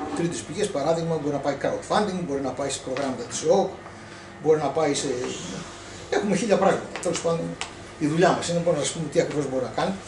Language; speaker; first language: Greek; early bilingual, heritage; Greek